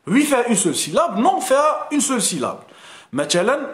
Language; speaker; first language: French; non-native, local second language; Arabic